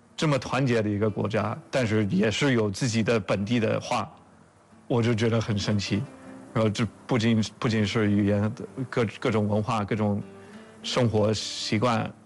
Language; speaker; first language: Chinese; non-native, fluent; English